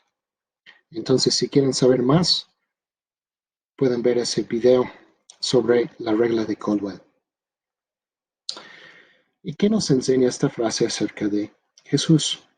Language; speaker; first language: Spanish; non-native, fluent; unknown